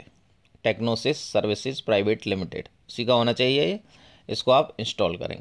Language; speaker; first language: Hindi; native; Hindi